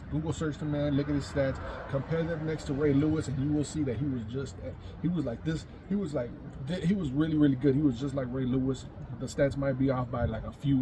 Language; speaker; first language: English; native; English